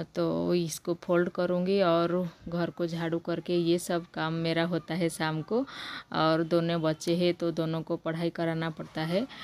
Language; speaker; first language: Hindi; non-native, local second language; Odia